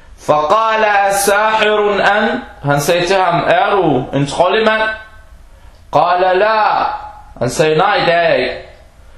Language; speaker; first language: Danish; non-native, fluent; Arabic